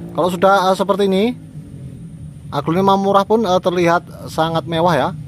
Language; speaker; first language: Indonesian; native; Indonesian